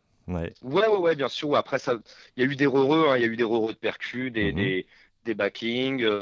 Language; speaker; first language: French; native; French